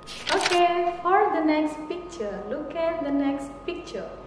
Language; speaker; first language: English; non-native, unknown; Indonesian